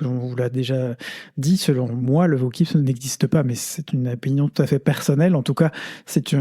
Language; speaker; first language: French; native; French